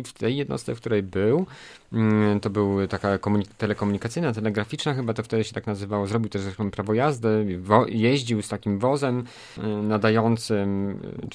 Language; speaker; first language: Polish; native; Polish